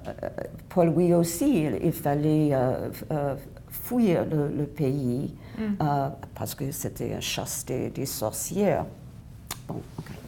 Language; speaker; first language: French; non-native, fluent; English